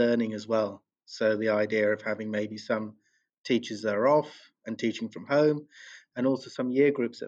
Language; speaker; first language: English; native; English